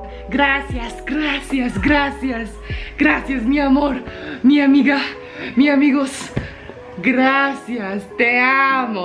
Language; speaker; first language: Spanish; non-native, learner; English